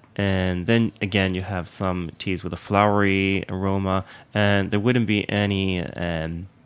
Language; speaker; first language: English; non-native, fluent; Swedish